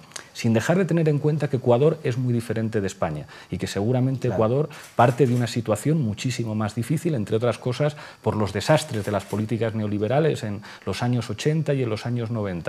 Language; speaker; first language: Spanish; native; Spanish